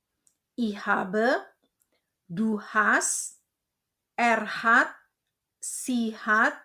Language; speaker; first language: German; non-native, fluent; Indonesian